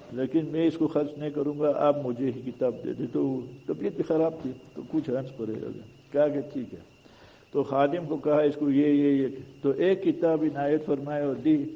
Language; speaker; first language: Urdu; non-native, local second language; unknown